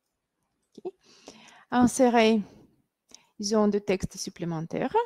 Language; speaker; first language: French; non-native, fluent; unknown